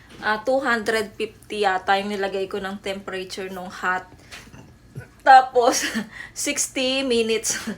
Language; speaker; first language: Filipino; native; Filipino